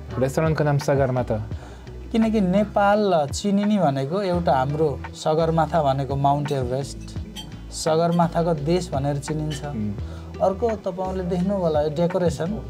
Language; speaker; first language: Nepali; native; Nepali